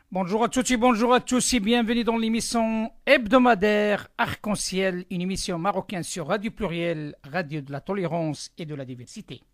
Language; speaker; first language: French; non-native, local second language; Arabic